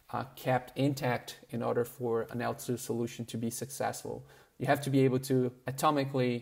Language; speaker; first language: English; non-native, fluent; Portuguese